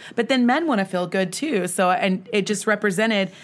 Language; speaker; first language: English; native; English